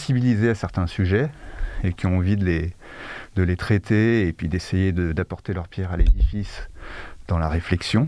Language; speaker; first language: French; native; French